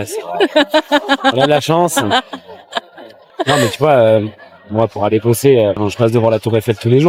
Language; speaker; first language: French; native; French